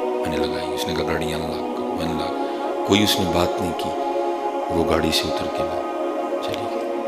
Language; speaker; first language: Urdu; non-native, local second language; Punjabi